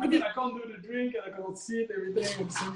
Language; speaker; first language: English; non-native, fluent; French